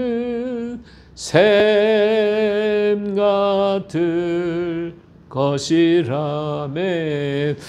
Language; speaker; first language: Korean; native; Korean